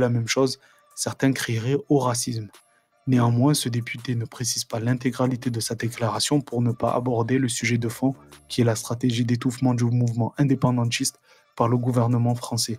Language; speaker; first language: French; native; French